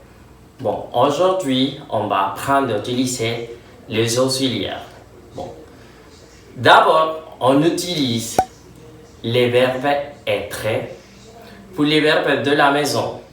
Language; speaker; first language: French; non-native, fluent; Spanish